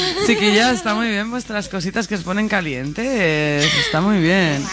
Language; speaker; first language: Spanish; native; Spanish